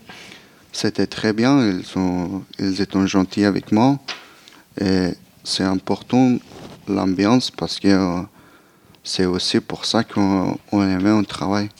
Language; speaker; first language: French; non-native, learner; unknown